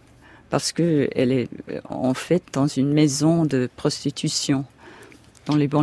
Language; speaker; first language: French; non-native, fluent; English